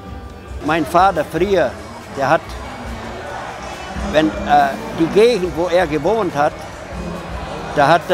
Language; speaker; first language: German; early bilingual, heritage; German